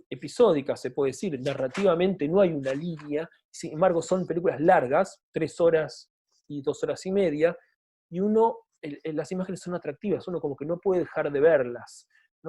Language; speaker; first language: Spanish; native; Spanish